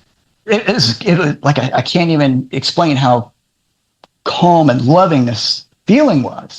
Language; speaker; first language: English; native; English